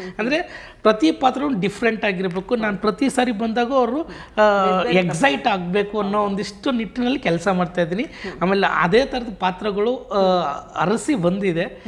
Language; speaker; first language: Kannada; native; Kannada